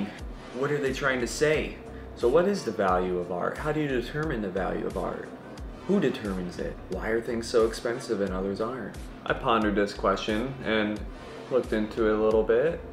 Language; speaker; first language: English; native; English